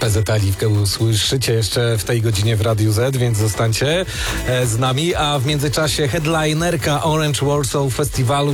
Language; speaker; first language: Polish; native; Polish